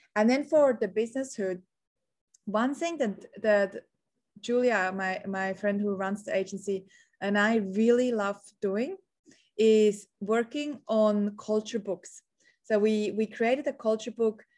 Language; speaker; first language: English; non-native, fluent; Swiss German